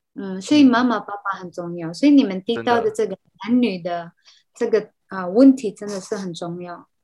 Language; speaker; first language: Chinese; non-native, fluent; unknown